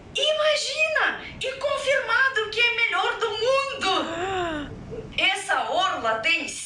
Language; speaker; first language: Portuguese; non-native, fluent; Russian